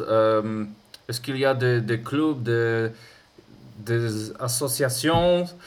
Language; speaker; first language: French; non-native, learner; English